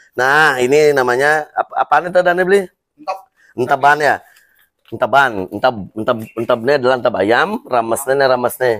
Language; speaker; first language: Indonesian; non-native, local second language; Balinese